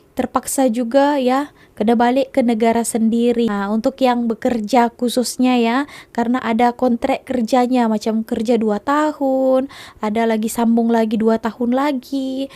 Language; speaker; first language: Indonesian; native; Indonesian